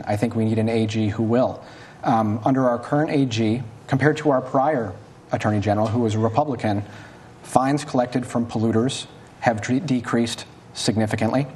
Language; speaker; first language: English; native; English